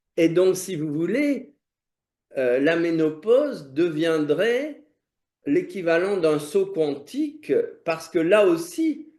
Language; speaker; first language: French; native; French